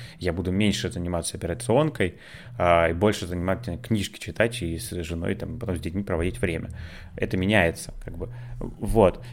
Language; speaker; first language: Russian; native; Russian